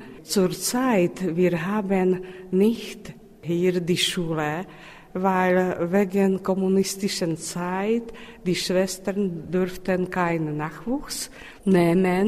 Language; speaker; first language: German; non-native, learner; Czech